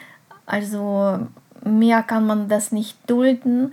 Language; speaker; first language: German; non-native, fluent; Russian